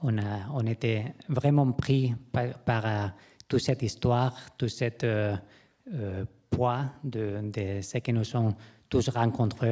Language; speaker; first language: French; non-native, fluent; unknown